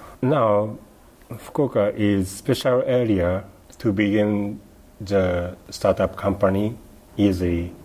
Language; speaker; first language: English; non-native, learner; Japanese